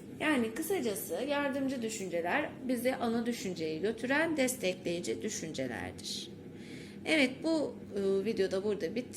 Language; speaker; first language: Turkish; native; Turkish